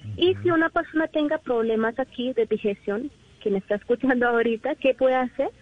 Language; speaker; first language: Spanish; non-native, learner; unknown